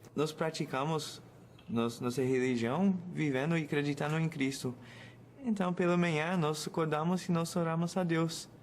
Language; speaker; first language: Portuguese; non-native, fluent; English